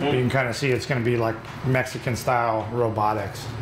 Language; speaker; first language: English; native; English